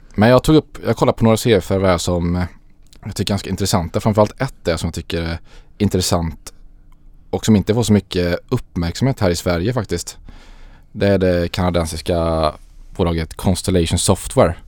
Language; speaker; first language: Swedish; native; Swedish